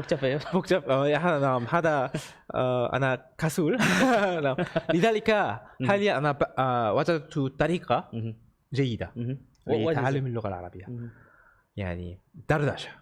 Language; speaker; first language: Arabic; non-native, learner; Korean